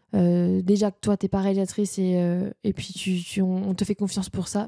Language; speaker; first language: French; native; French